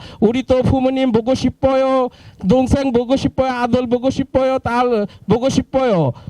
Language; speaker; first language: Korean; non-native, learner; Bangla